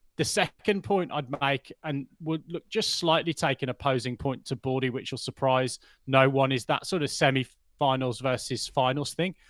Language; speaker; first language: English; native; English